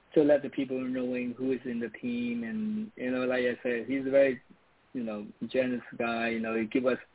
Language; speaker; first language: English; non-native, local second language; Cantonese